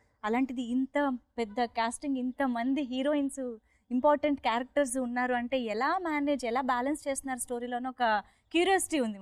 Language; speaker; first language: Telugu; native; Telugu